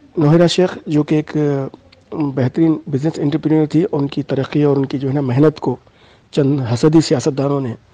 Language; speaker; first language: Urdu; native; Urdu